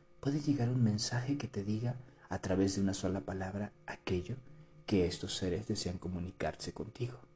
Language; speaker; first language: Spanish; native; Spanish